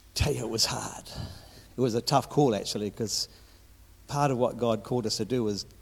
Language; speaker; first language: English; native; English